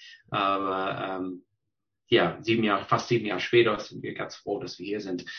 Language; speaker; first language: German; non-native, fluent; English